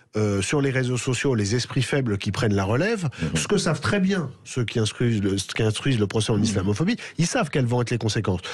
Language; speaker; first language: French; native; French